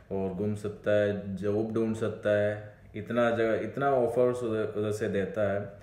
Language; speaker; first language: Hindi; non-native, local second language; Malayalam